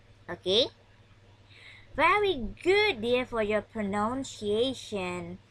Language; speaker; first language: English; non-native, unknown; Indonesian